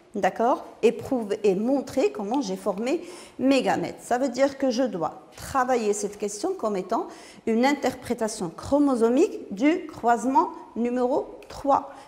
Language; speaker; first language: French; non-native, local second language; Arabic